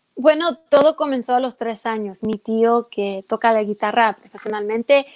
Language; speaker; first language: Spanish; early bilingual, heritage; Spanish